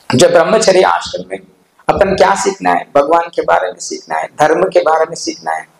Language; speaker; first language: Hindi; non-native, local second language; Telugu